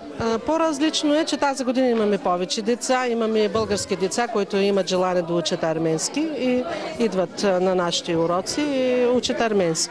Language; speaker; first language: Bulgarian; non-native, local second language; Armenian